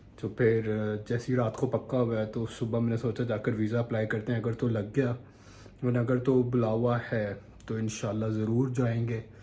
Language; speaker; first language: Urdu; native; Urdu